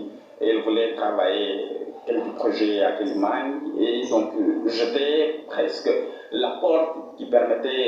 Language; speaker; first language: French; non-native, fluent; Portuguese